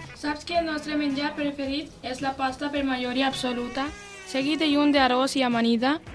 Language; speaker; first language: Catalan; non-native, fluent; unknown